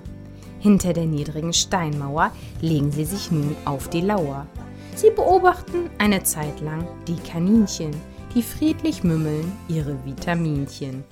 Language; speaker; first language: German; native; German